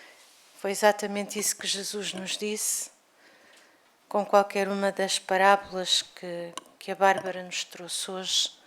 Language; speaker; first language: Portuguese; native; Portuguese